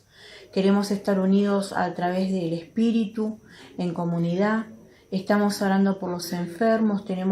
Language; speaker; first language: Spanish; native; Spanish